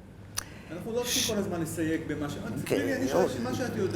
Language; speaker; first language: Hebrew; native; Hebrew